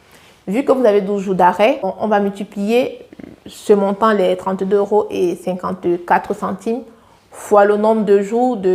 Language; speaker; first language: French; native; French